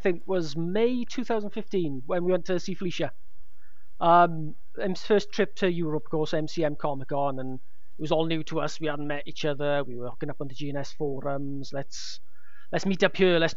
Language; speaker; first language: English; native; English